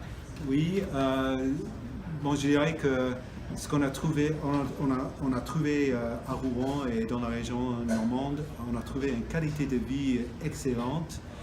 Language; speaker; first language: French; non-native, fluent; English